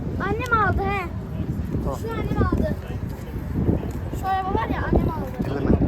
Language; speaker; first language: Turkish; early bilingual, heritage; Turkish